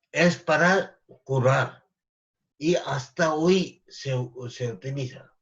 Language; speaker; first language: Spanish; non-native, learner; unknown